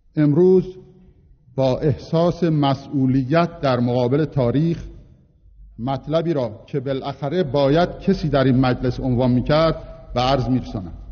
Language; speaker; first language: Persian; non-native, local second language; Azerbaijani